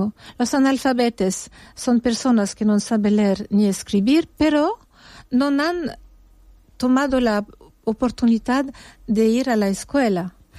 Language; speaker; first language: Spanish; non-native, fluent; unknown